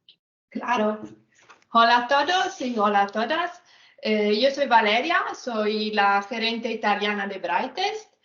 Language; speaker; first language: Spanish; non-native, fluent; Italian